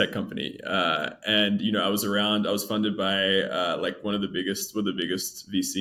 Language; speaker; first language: English; native; English